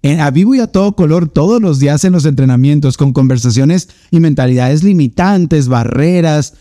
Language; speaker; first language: Spanish; native; Spanish